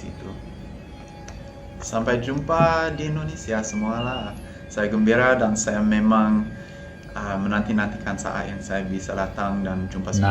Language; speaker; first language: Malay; non-native, fluent; English